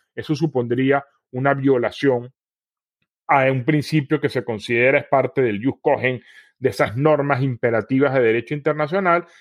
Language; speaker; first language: Spanish; native; Spanish